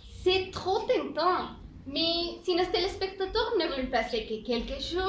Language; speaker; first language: French; non-native, learner; Spanish